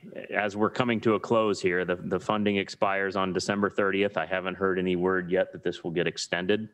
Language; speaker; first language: English; native; English